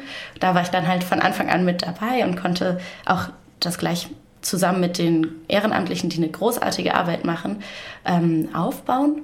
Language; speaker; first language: German; native; German